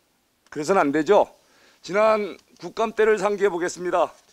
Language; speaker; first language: Korean; native; Korean